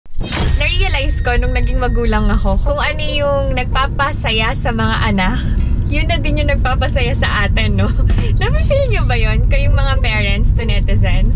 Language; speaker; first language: Filipino; native; Filipino